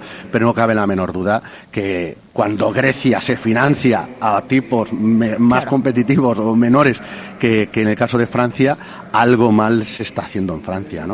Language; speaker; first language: Spanish; native; Spanish